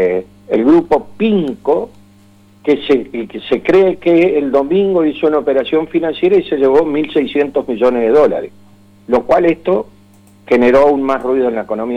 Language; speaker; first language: Spanish; native; Spanish